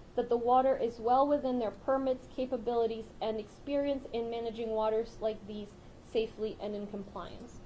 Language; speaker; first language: English; early bilingual, other home language; Spanish